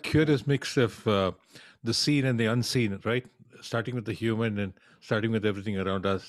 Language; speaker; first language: English; non-native, local second language; Tamil